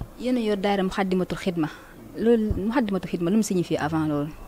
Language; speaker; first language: Wolof; native; Wolof